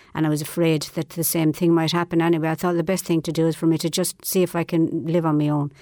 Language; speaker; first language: English; native; English